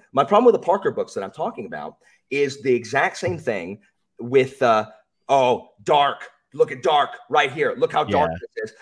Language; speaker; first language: English; native; English